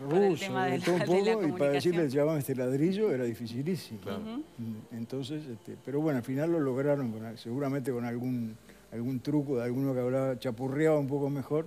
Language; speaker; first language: Spanish; native; Spanish